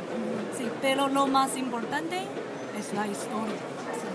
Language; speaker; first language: Spanish; non-native, learner; Chinese